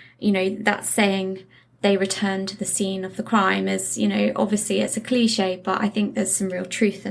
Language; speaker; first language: English; native; English